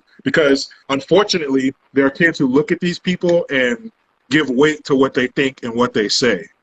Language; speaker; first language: English; native; English